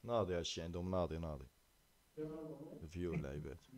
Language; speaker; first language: Arabic; native; Arabic